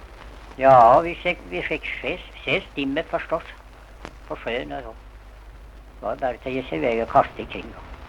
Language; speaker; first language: Swedish; native; Swedish